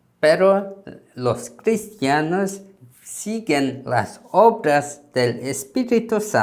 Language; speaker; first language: Spanish; non-native, learner; Korean